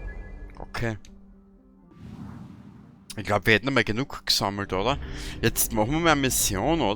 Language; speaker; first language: German; native; German